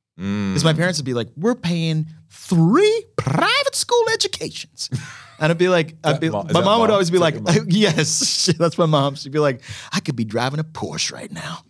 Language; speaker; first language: English; native; English